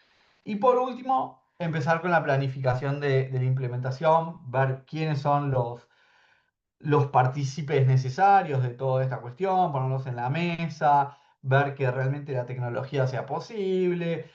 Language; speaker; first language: Spanish; native; Spanish